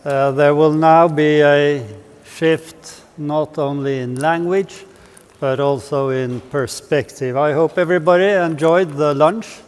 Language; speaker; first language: English; non-native, fluent; Norwegian